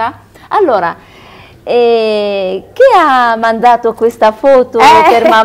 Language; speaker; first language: Italian; non-native, learner; Arabic